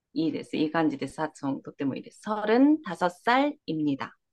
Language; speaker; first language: Japanese; non-native, fluent; Korean